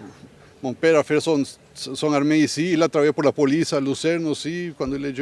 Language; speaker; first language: French; non-native, learner; Spanish